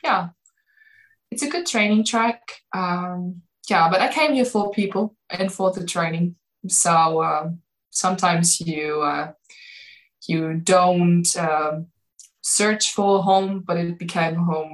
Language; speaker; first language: English; non-native, fluent; German